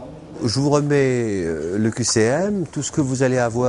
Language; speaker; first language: French; native; French